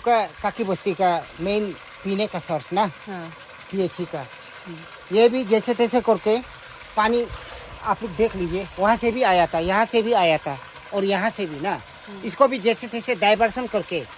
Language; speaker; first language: Hindi; non-native, local second language; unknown